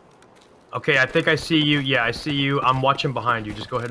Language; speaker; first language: English; native; English